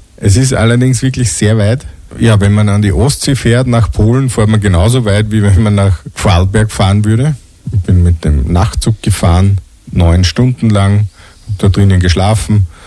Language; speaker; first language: German; native; German